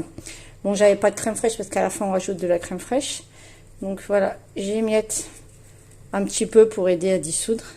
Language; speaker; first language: French; native; French